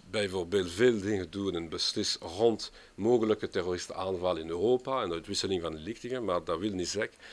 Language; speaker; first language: Dutch; non-native, local second language; French